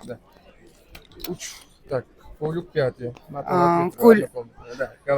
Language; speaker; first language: Russian; non-native, local second language; Uzbek